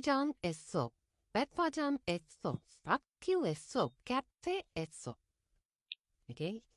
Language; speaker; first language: Korean; non-native, fluent; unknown